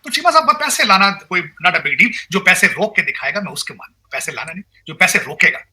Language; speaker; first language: Urdu; non-native, local second language; Punjabi